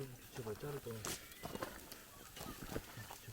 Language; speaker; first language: Korean; native; Korean